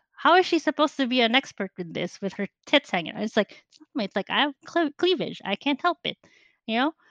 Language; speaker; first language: English; non-native, local second language; Filipino